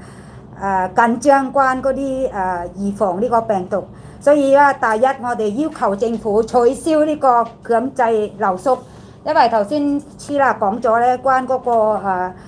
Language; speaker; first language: Cantonese; non-native, learner; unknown